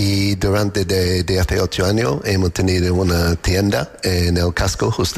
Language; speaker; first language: Spanish; non-native, learner; English